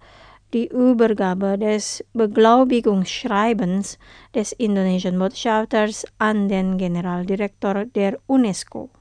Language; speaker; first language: German; non-native, fluent; Indonesian